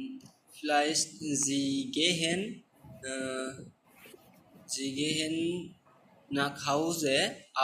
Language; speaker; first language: German; non-native, learner; Bangla